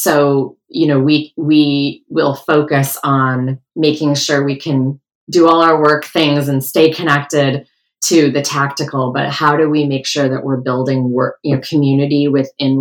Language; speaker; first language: English; native; English